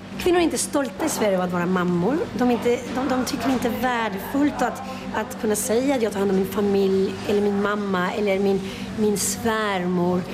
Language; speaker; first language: Swedish; non-native, fluent; Spanish